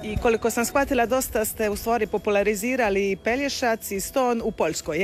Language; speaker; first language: Serbian; native; Serbian